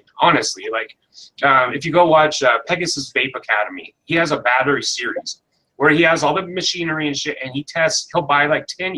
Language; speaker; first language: English; native; English